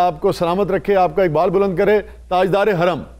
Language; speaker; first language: Urdu; native; Urdu